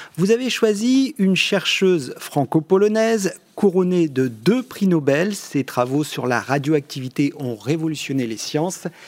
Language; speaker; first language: French; native; French